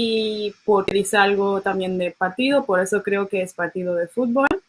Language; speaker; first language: Spanish; non-native, learner; English